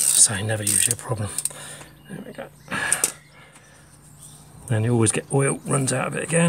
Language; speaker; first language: English; native; English